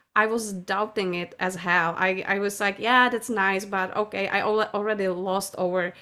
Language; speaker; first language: English; non-native, fluent; Czech